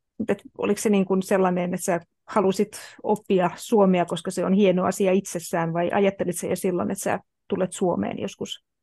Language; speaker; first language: Finnish; native; Finnish